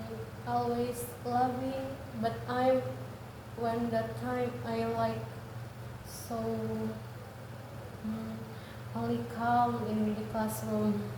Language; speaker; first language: English; non-native, learner; Indonesian